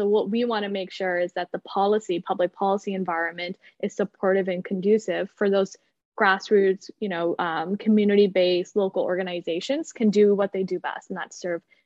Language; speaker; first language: English; native; English